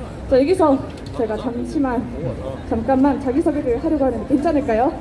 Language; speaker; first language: Korean; non-native, fluent; Japanese